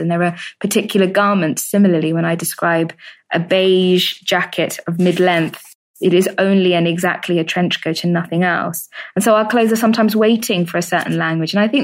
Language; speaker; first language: English; native; English